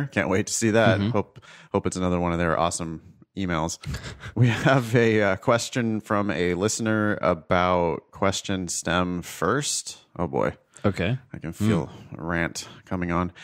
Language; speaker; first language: English; native; English